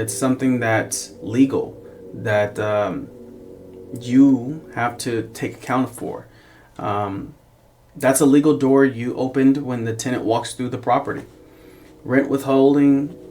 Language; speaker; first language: English; native; English